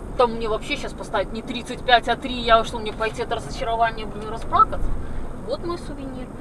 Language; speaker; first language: Russian; native; Russian